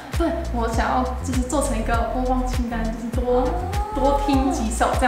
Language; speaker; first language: Chinese; non-native, fluent; English